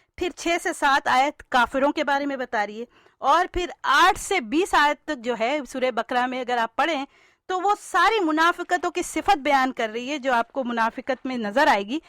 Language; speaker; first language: Urdu; native; Urdu